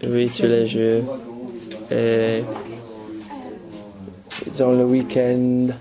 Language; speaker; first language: French; non-native, learner; English